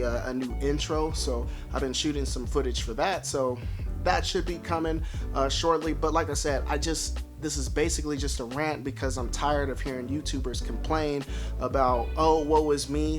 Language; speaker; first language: English; native; English